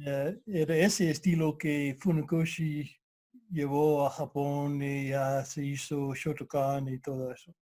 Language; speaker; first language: Spanish; non-native, fluent; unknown